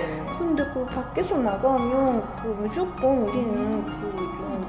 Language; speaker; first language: Korean; non-native, fluent; Japanese